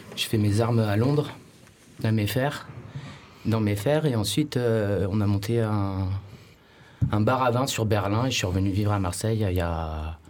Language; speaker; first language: French; native; French